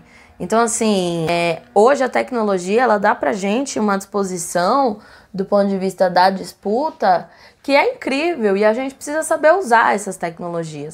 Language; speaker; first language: Portuguese; native; Portuguese